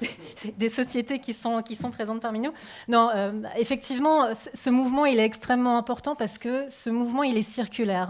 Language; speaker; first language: French; native; French